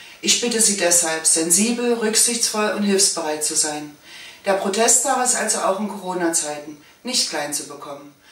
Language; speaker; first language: German; native; German